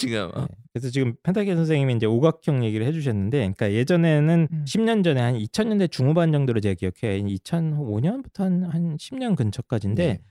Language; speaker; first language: Korean; native; Korean